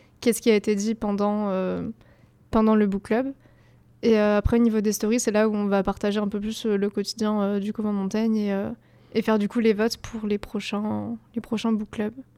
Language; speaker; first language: French; native; French